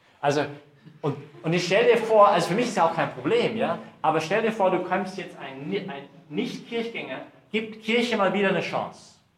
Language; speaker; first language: German; early bilingual, heritage; German